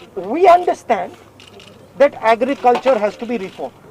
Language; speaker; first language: English; non-native, local second language; Hindi